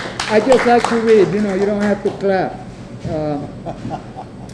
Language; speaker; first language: English; non-native, fluent; Spanish